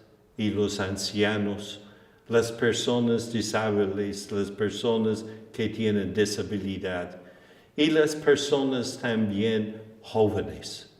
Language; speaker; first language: Spanish; non-native, fluent; English